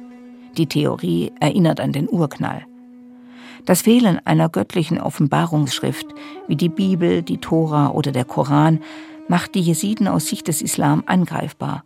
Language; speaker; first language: German; native; German